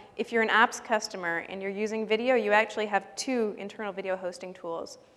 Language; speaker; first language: English; native; English